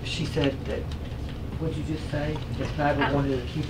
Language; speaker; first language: English; native; English